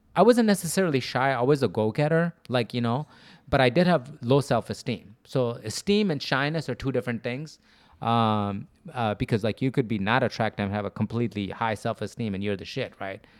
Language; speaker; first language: English; early bilingual, other home language; Urdu